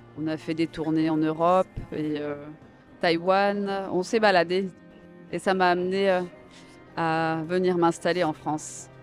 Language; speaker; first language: French; native; French